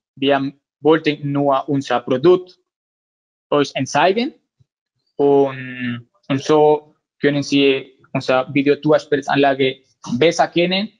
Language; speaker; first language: German; non-native, learner; Spanish